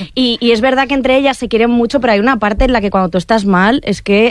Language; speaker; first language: Spanish; native; Spanish